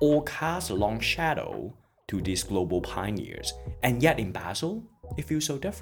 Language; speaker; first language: English; non-native, local second language; Cantonese